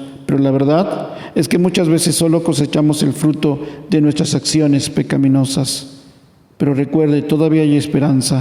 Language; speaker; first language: Spanish; native; Spanish